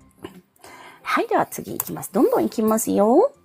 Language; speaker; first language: Japanese; non-native, fluent; Filipino